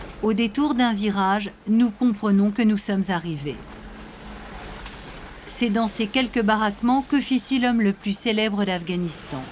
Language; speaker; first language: French; native; French